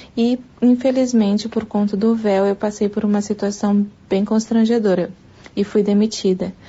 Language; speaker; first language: Portuguese; native; Portuguese